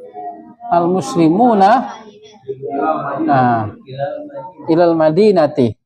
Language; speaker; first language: Arabic; non-native, fluent; Indonesian